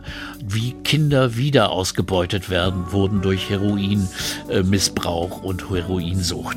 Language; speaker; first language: German; native; German